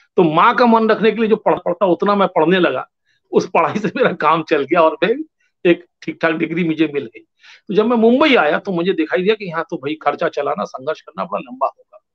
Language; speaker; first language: Hindi; non-native, local second language; Bangla